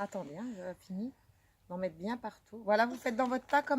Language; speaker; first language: French; native; French